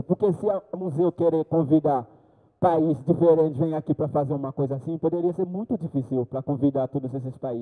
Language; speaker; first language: Portuguese; non-native, learner; Haitian Creole